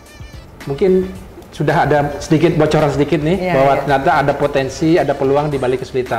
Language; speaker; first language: Indonesian; native; Indonesian